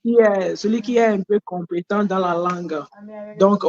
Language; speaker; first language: French; non-native, fluent; Ewe